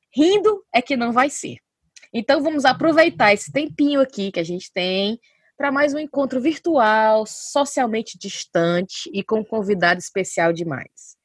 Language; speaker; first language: Portuguese; native; Portuguese